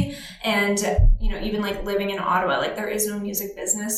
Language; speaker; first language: English; native; English